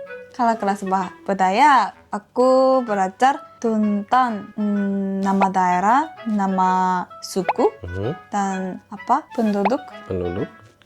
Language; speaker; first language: Indonesian; non-native, fluent; Japanese